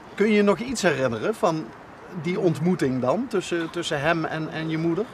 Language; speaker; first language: Dutch; native; Dutch